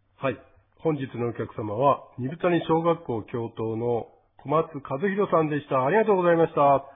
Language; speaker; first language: Japanese; native; Japanese